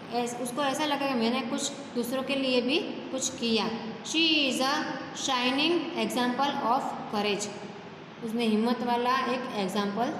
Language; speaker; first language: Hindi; non-native, local second language; Gujarati